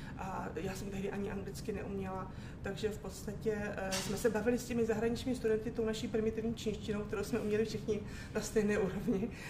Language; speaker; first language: Czech; native; Czech